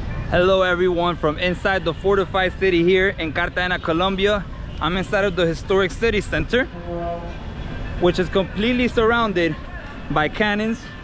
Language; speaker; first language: English; early bilingual, other home language; Spanish